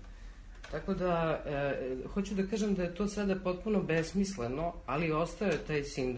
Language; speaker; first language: Serbian; native; Serbian